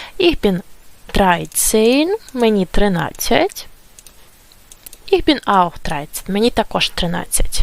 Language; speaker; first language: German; non-native, fluent; Ukrainian